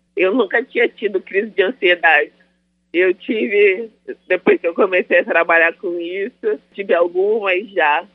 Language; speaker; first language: Portuguese; native; Portuguese